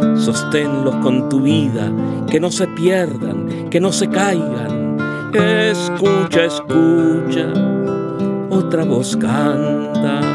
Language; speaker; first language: Spanish; native; Spanish